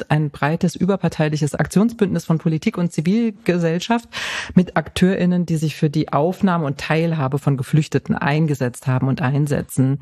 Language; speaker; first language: German; native; German